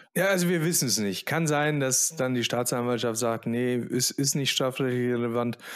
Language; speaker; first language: German; early bilingual, other home language; Polish